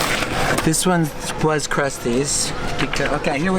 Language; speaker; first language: English; native; English